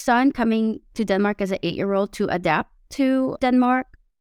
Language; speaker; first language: English; early bilingual, other home language; Filipino